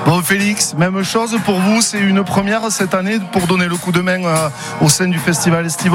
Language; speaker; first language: French; native; French